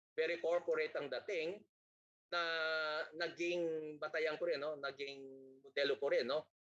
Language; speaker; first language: Filipino; non-native, local second language; Iloko